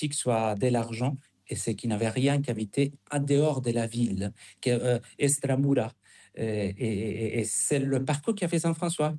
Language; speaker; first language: French; non-native, fluent; Spanish